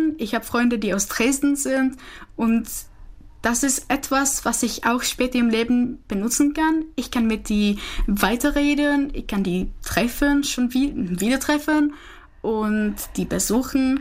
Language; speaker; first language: German; non-native, fluent; Czech